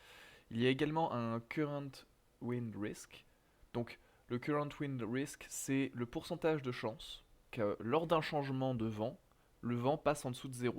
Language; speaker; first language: French; native; French